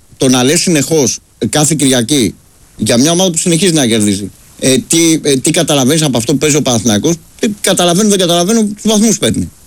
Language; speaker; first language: Greek; native; Greek